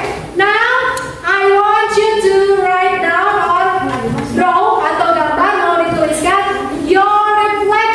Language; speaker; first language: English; non-native, fluent; Indonesian